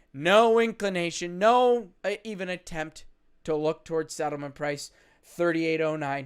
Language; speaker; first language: English; native; English